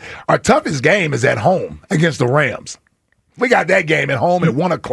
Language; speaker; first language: English; native; English